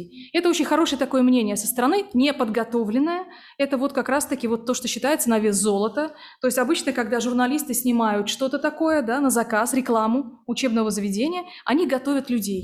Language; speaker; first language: Russian; native; Russian